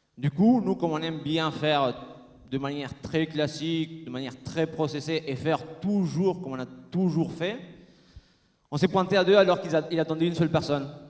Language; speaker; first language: French; non-native, fluent; Spanish